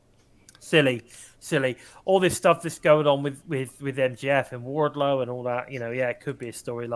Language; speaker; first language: English; native; English